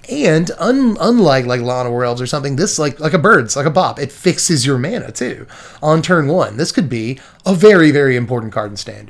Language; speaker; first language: English; native; English